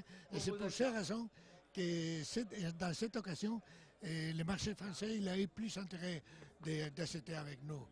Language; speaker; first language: French; non-native, learner; Spanish